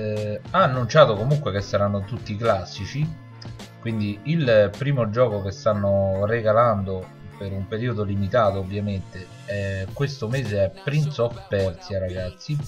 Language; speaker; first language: Italian; native; Italian